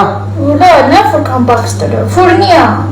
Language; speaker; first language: Turkish; non-native, learner; Georgian